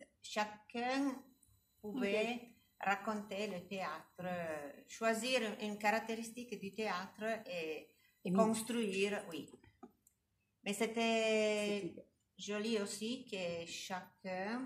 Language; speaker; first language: French; non-native, learner; Italian